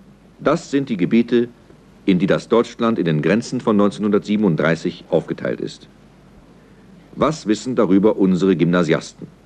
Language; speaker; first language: German; native; German